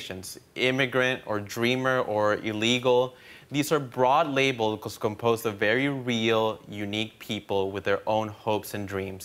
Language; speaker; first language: English; non-native, fluent; Spanish